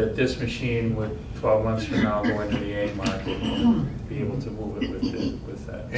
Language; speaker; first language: English; native; English